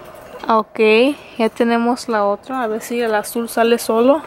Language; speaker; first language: Spanish; early bilingual, other home language; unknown